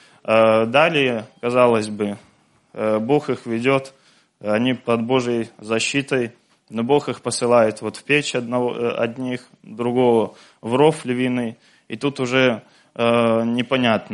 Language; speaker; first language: Russian; native; Russian